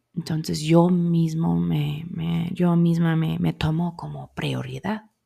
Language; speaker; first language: Spanish; non-native, fluent; German